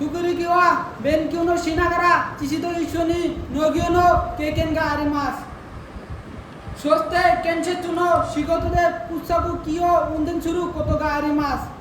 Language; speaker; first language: Japanese; non-native, learner; Bangla